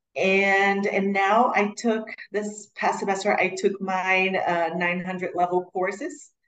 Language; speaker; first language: English; non-native, fluent; Portuguese